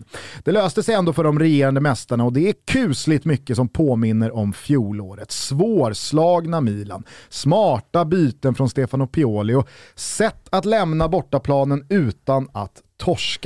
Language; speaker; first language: Swedish; native; Swedish